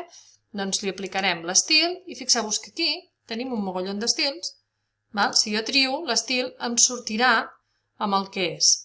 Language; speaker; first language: Catalan; native; Catalan